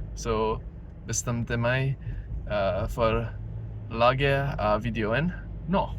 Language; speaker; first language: Norwegian; non-native, learner; Japanese